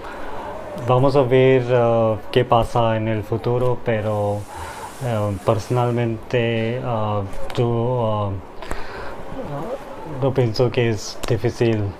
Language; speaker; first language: Spanish; non-native, learner; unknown